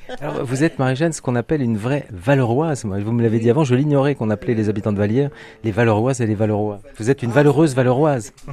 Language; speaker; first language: French; native; French